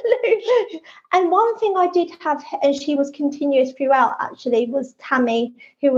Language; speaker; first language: English; native; English